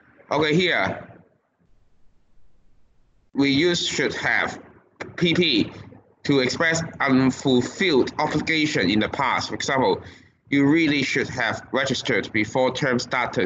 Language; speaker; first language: English; non-native, local second language; Cantonese